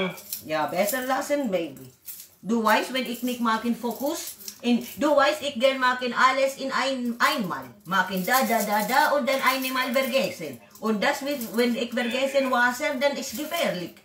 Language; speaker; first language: German; non-native, learner; Waray